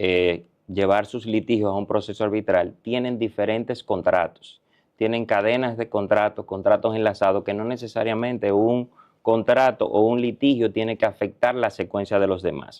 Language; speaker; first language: Spanish; native; Spanish